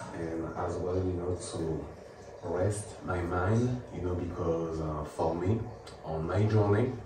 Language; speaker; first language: English; non-native, fluent; French